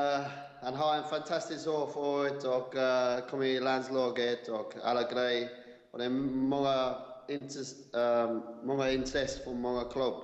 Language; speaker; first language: Swedish; non-native, fluent; English